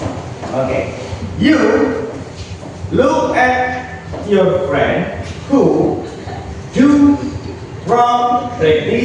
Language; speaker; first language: English; non-native, learner; Indonesian